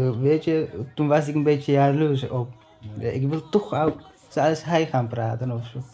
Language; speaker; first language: Dutch; non-native, learner; Tigrinya